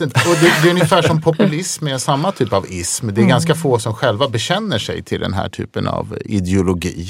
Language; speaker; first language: Swedish; native; Swedish